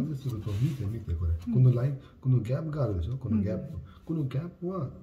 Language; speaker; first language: Japanese; non-native, learner; Hindi